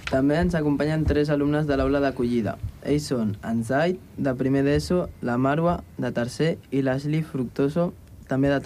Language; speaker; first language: Catalan; native; Catalan